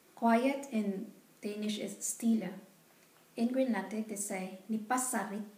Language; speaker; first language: English; non-native, local second language; Filipino